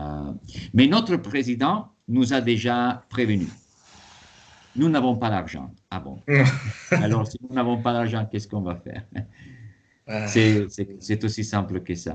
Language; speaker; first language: French; non-native, fluent; Italian